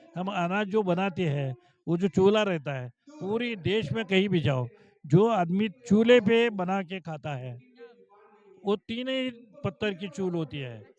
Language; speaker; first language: Hindi; non-native, local second language; Marathi